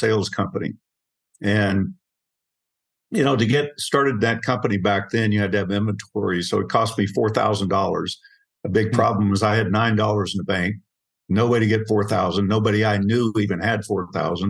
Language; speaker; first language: English; native; English